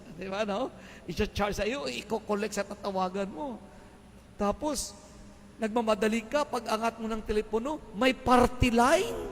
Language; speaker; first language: Filipino; non-native, local second language; Hiligaynon